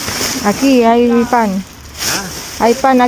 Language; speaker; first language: Spanish; non-native, learner; Filipino